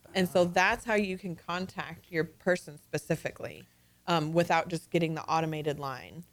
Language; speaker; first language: English; native; English